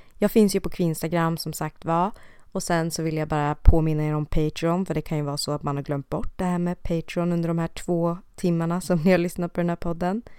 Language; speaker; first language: Swedish; native; Swedish